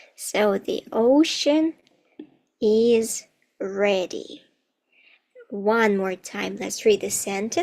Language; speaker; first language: English; non-native, fluent; Ukrainian